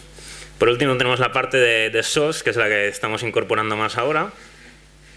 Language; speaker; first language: Spanish; non-native, local second language; Catalan